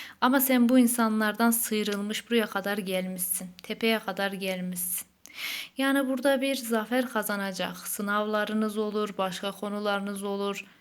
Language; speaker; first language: Turkish; native; Turkish